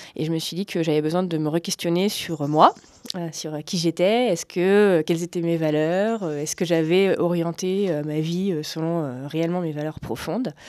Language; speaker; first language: French; native; French